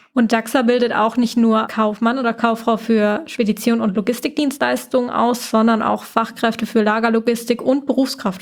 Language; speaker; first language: German; native; German